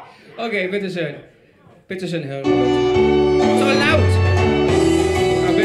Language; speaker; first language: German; non-native, learner; Spanish